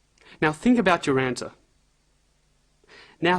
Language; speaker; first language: English; native; English